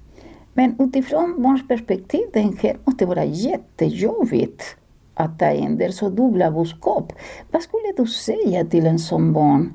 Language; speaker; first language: Swedish; non-native, fluent; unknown